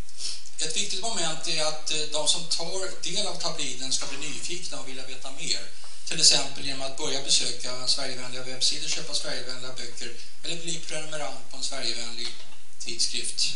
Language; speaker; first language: Swedish; native; Swedish